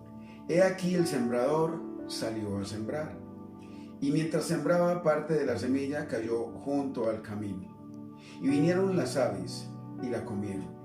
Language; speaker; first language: Spanish; native; Spanish